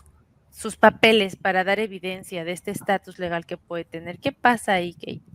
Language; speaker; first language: Spanish; native; Spanish